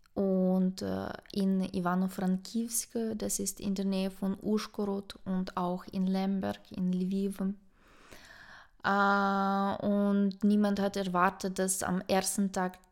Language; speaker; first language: German; non-native, fluent; Ukrainian